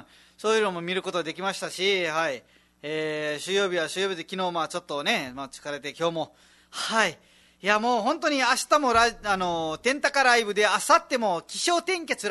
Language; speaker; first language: Japanese; non-native, fluent; Nepali